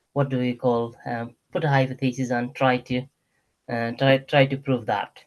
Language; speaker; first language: English; non-native, local second language; Nepali